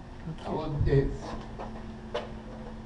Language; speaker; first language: English; non-native, learner; Russian